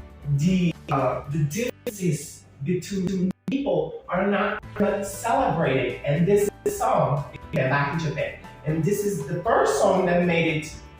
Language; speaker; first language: English; non-native, fluent; Portuguese